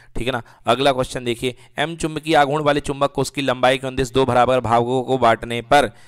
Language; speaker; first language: Hindi; native; Hindi